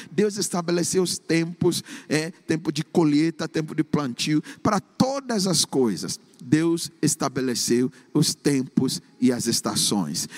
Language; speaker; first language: Portuguese; non-native, fluent; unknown